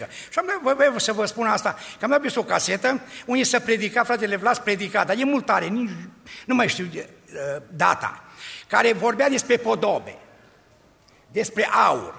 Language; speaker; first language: Romanian; native; Romanian